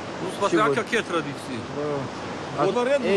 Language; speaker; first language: Russian; native; Russian